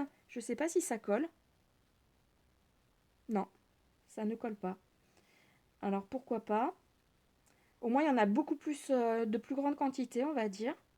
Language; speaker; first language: French; native; French